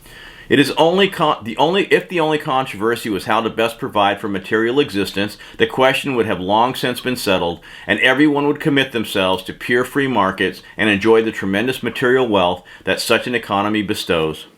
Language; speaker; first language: English; native; English